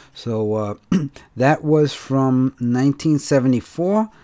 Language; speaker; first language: English; native; English